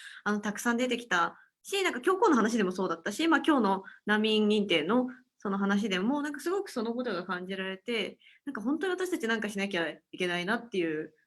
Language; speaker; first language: Japanese; native; Japanese